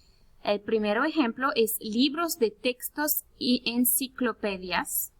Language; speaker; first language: Spanish; early bilingual, heritage; Spanish